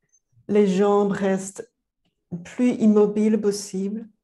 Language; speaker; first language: French; non-native, fluent; Chinese